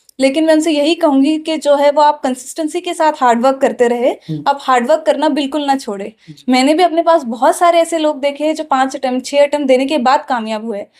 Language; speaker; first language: Hindi; non-native, local second language; Urdu